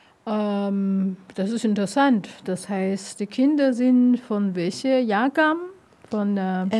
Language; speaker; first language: German; non-native, learner; Chinese